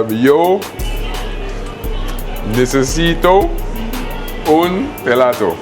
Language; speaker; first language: Spanish; non-native, learner; French